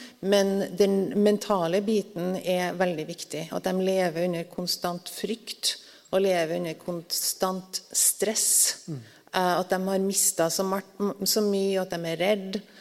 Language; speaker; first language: Norwegian; native; Norwegian